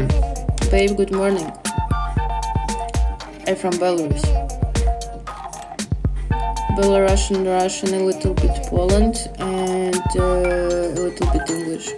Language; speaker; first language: English; non-native, learner; Russian